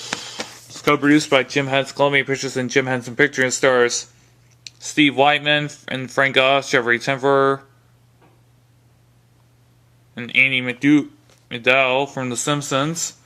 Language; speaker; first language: English; native; English